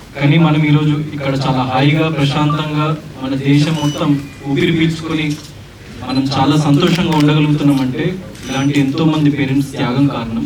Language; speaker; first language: Telugu; native; Telugu